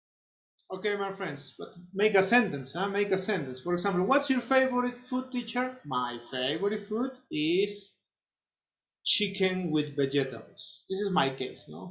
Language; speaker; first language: English; non-native, fluent; Spanish